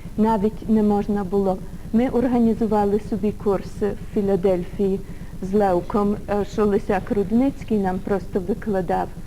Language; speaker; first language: Ukrainian; early bilingual, heritage; Ukrainian